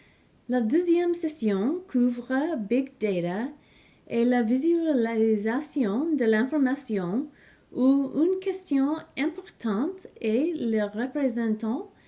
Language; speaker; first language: French; non-native, learner; English